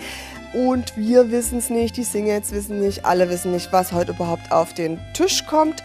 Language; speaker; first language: German; native; German